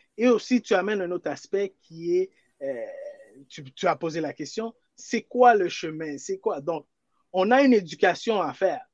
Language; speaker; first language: French; early bilingual, other home language; Haitian Creole